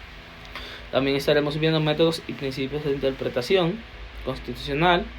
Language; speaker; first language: Spanish; native; Spanish